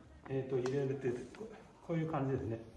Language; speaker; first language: Japanese; native; Japanese